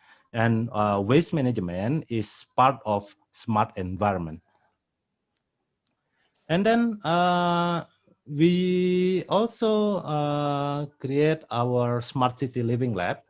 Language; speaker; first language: English; non-native, fluent; Indonesian